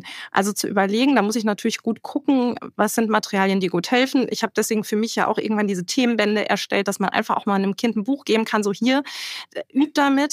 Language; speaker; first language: German; native; German